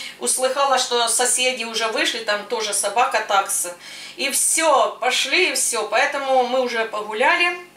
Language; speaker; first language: Russian; non-native, local second language; Ukrainian